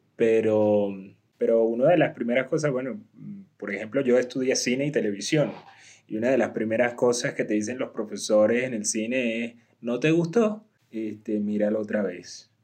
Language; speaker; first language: Spanish; native; Spanish